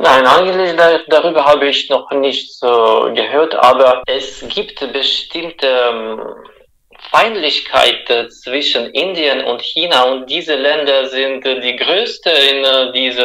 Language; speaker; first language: German; non-native, fluent; Russian